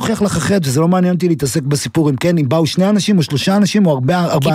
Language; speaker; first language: Hebrew; native; Hebrew